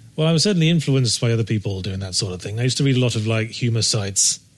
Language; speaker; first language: English; native; English